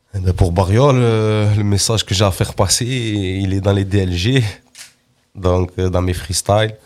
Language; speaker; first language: French; native; French